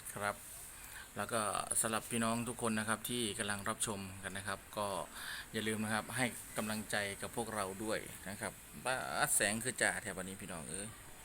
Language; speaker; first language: Thai; native; Thai